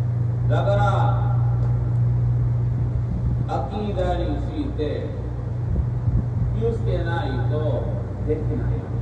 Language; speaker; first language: Japanese; non-native, learner; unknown